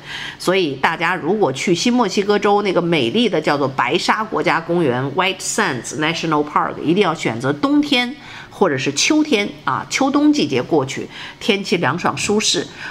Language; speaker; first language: Chinese; native; Chinese